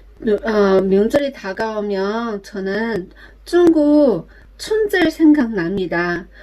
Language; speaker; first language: Korean; non-native, learner; Chinese